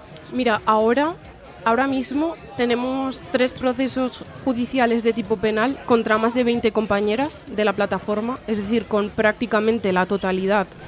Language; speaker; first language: Spanish; native; Spanish